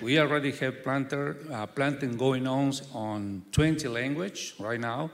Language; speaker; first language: English; non-native, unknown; Spanish